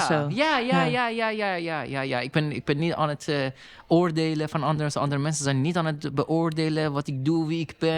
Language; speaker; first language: Dutch; non-native, learner; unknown